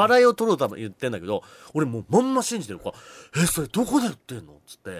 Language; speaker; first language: Japanese; native; Japanese